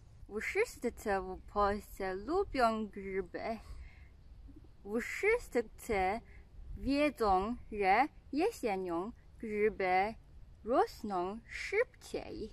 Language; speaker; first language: Polish; non-native, learner; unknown